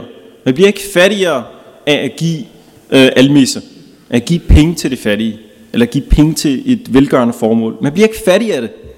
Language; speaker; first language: Danish; early bilingual, other home language; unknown